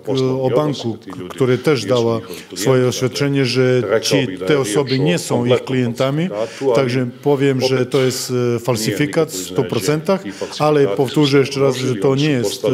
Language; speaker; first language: Polish; non-native, fluent; Serbian